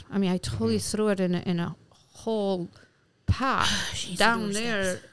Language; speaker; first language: English; non-native, fluent; Albanian